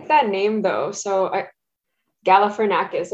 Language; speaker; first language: English; early bilingual, other home language; Russian